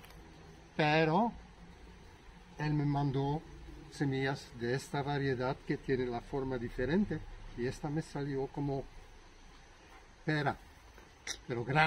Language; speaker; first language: Spanish; non-native, fluent; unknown